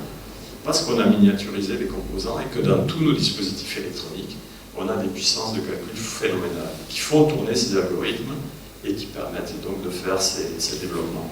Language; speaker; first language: French; native; French